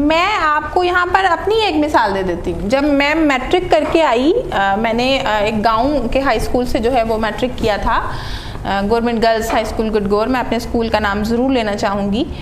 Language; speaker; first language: Urdu; non-native, local second language; Punjabi